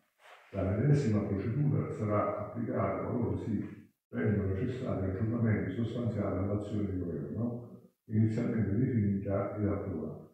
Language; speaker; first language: Italian; native; Italian